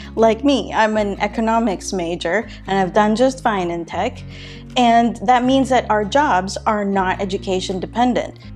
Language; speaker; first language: English; non-native, local second language; Filipino